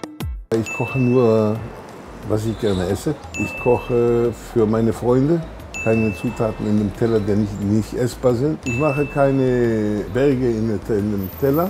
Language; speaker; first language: German; non-native, fluent; Hebrew